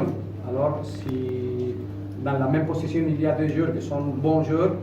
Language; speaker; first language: French; non-native, fluent; Spanish